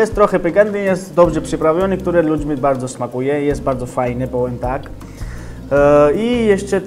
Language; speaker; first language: Polish; non-native, learner; Georgian